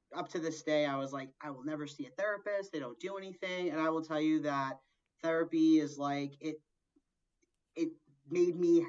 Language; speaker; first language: English; early bilingual, other home language; Portuguese